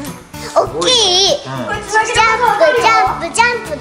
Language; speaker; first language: Japanese; early bilingual, heritage; Japanese